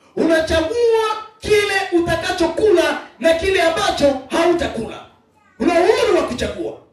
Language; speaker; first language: Swahili; non-native, local second language; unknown